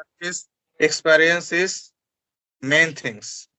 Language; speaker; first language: English; non-native, learner; Bangla